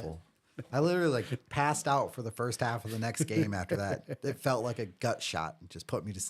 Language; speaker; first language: English; native; English